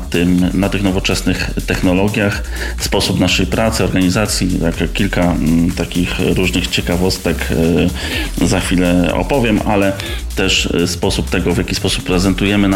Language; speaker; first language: Polish; native; Polish